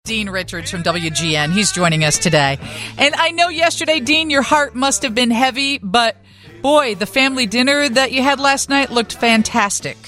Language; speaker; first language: English; native; English